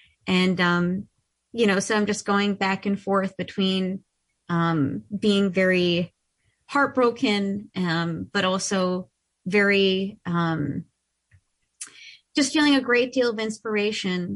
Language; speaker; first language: English; early bilingual, other home language; Ukrainian